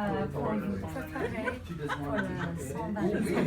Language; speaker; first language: French; non-native, learner; English